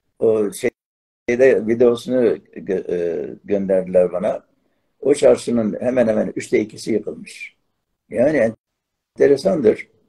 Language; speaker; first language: Turkish; non-native, local second language; Arabic